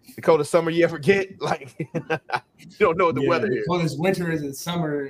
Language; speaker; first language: English; native; English